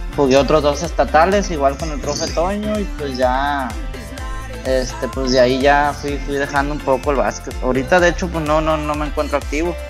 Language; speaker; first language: Spanish; native; Spanish